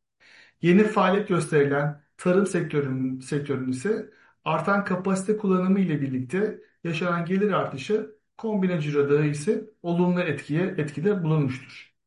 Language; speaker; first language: Turkish; native; Turkish